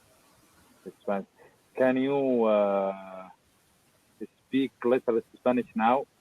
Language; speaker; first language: English; non-native, learner; Arabic